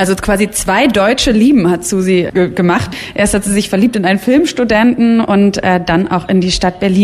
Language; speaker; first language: German; native; German